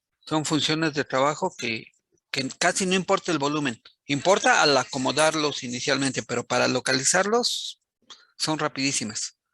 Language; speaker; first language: Spanish; native; Spanish